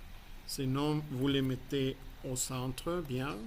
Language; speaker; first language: French; non-native, fluent; Spanish